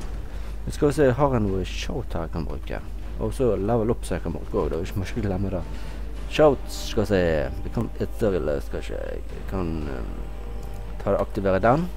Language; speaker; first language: Norwegian; native; Norwegian